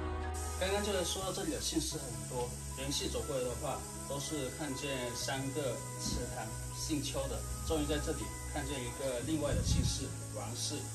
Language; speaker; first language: Chinese; non-native, local second language; Min Nan Chinese